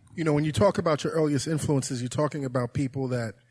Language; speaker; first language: English; native; English